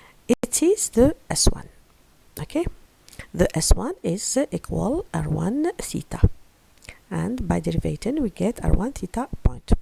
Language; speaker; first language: English; non-native, fluent; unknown